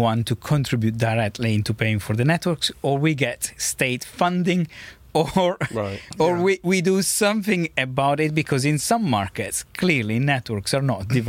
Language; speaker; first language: English; non-native, fluent; Italian